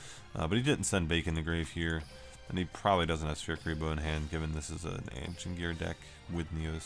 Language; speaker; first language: English; native; English